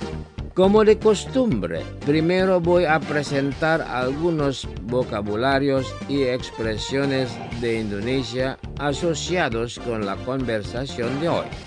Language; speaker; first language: Spanish; non-native, fluent; Indonesian